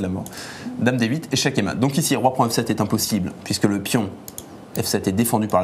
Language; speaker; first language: French; native; French